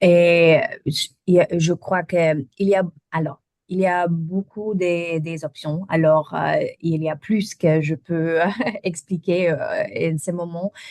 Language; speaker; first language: French; non-native, learner; German